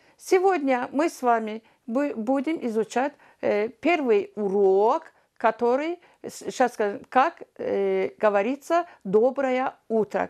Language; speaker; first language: Russian; non-native, fluent; Azerbaijani